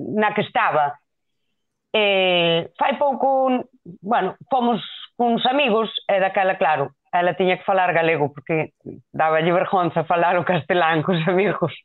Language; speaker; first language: Galician; non-native, local second language; Spanish